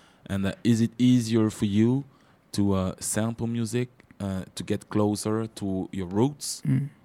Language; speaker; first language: English; non-native, learner; French